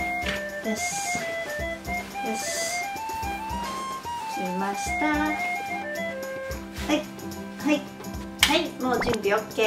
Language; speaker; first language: Japanese; non-native, fluent; Chinese